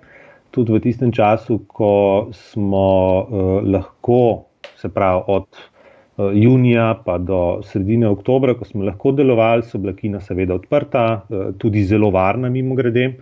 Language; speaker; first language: Slovenian; native; Slovenian